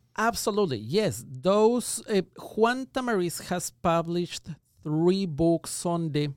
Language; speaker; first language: English; non-native, fluent; Spanish